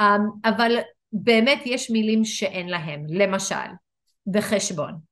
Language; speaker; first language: Hebrew; non-native, fluent; English